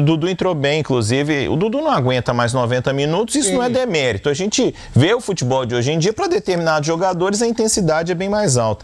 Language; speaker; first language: Portuguese; native; Portuguese